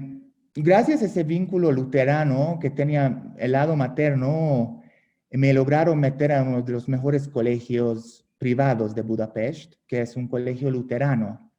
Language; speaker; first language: Spanish; non-native, fluent; Hungarian